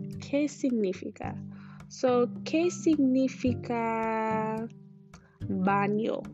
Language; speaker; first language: Spanish; non-native, fluent; English